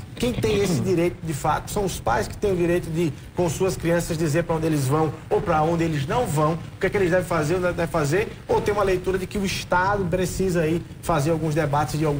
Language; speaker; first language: Portuguese; native; Portuguese